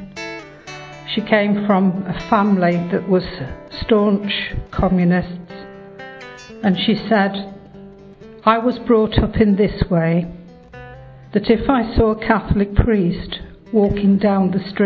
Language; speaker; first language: English; native; English